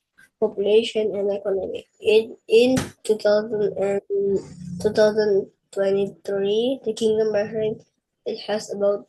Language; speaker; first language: English; non-native, learner; Indonesian